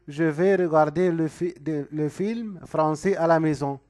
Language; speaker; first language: French; non-native, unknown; Arabic